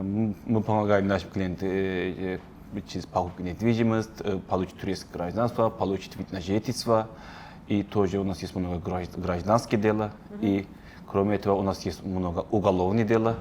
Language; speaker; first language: Russian; non-native, learner; Turkish